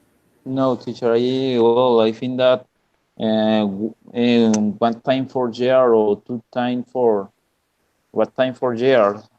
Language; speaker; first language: English; non-native, learner; Spanish